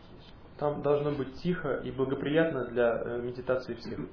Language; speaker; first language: Russian; native; Russian